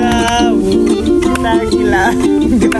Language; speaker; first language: Indonesian; non-native, fluent; Spanish